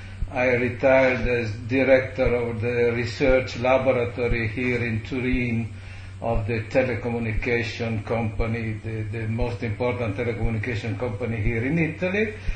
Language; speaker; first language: English; non-native, fluent; Italian